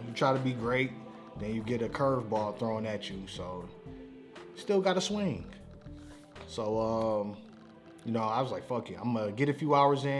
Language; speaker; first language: English; native; English